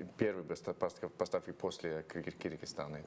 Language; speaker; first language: Russian; non-native, fluent; English